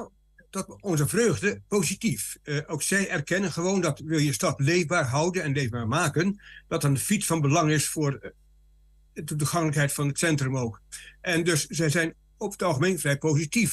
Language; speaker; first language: Dutch; native; Dutch